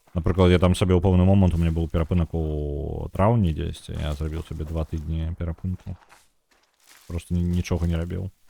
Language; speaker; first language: Belarusian; non-native, local second language; Russian